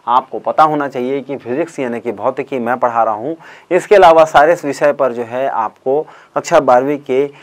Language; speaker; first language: Hindi; native; Hindi